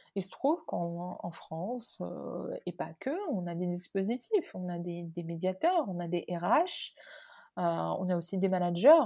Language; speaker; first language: French; non-native, local second language; Arabic